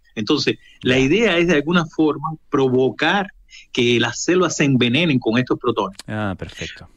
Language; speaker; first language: Spanish; native; Spanish